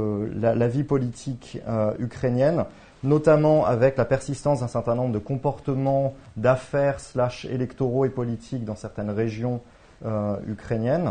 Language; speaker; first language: French; native; French